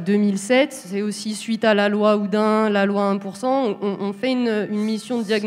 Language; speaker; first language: French; native; French